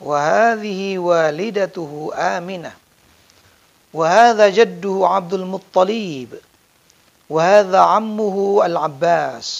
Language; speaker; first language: Arabic; non-native, fluent; Indonesian